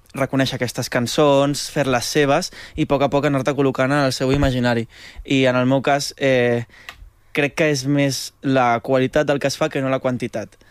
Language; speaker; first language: Catalan; native; Catalan